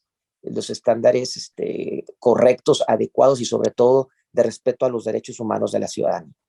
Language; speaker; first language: Spanish; native; Spanish